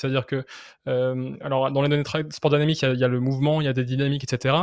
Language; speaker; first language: French; native; French